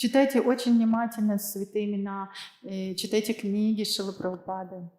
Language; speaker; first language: Russian; native; Russian